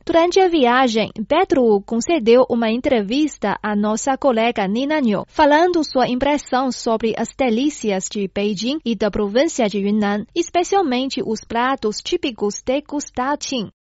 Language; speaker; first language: Portuguese; non-native, fluent; Chinese